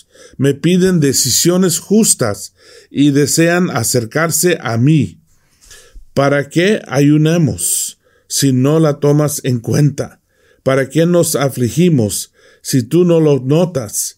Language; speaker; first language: Spanish; non-native, fluent; English